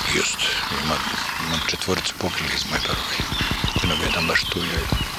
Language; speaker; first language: Serbian; native; Serbian